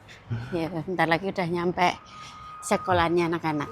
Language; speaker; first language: Indonesian; native; Indonesian